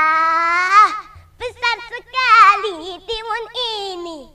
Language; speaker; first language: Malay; non-native, local second language; Javanese